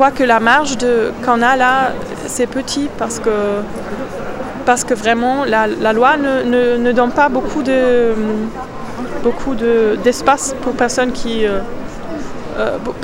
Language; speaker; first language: French; non-native, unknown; German